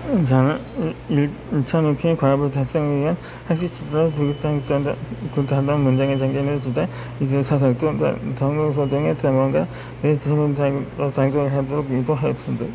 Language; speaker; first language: Korean; native; Korean